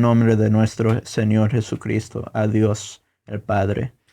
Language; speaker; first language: Spanish; non-native, fluent; English